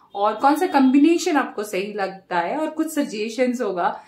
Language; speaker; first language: Hindi; non-native, local second language; Bangla